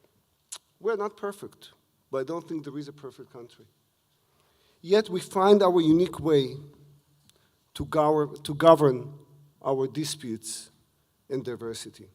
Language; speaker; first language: English; non-native, fluent; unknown